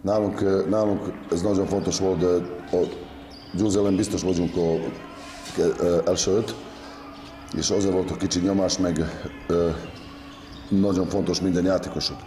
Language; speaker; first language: Hungarian; non-native, learner; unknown